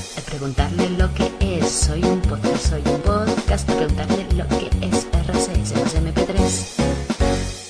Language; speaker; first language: Spanish; native; Spanish